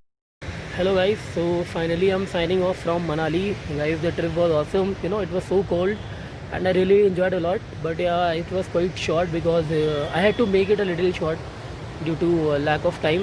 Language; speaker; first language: English; non-native, local second language; Hindi